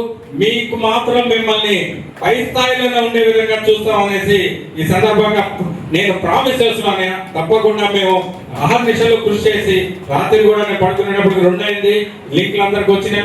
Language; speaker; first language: Telugu; native; Telugu